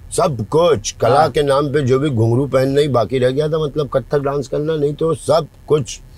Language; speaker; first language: Hindi; native; Hindi